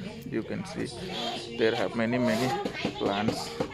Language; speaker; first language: English; non-native, learner; Thai